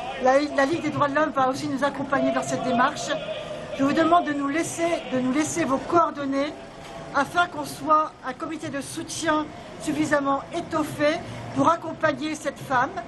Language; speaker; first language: French; native; French